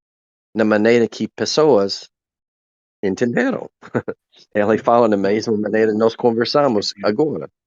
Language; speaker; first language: Portuguese; non-native, learner; English